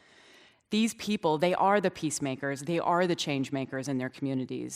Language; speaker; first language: English; native; English